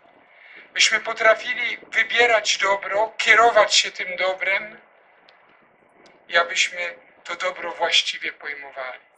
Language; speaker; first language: Polish; native; Polish